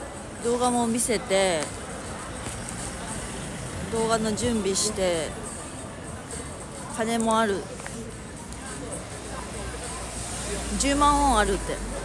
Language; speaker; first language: Japanese; native; Japanese